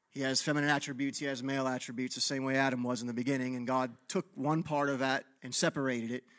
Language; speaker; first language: English; native; English